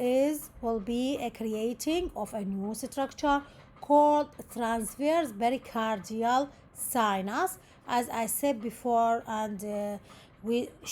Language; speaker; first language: English; non-native, local second language; Arabic